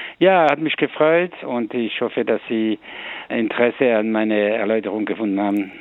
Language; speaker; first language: German; non-native, local second language; French